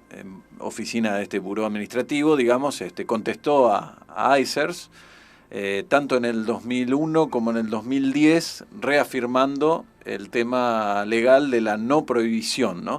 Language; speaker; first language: Spanish; native; Spanish